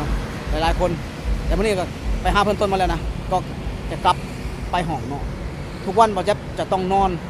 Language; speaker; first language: Thai; non-native, local second language; Northeastern Thai